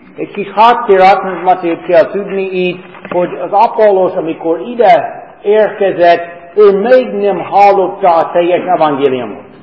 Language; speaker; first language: Hungarian; non-native, fluent; English